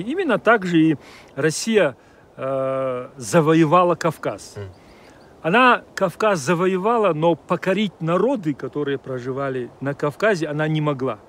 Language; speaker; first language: Russian; native; Russian